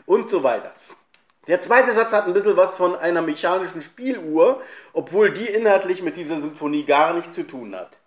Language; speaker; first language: German; native; German